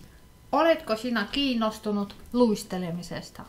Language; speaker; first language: Finnish; non-native, fluent; Russian